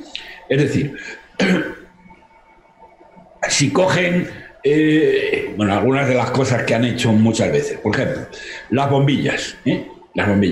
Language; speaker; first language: Spanish; native; Spanish